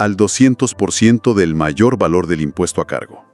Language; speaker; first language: Spanish; native; Spanish